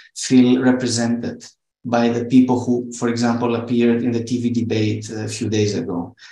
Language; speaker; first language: English; non-native, fluent; Greek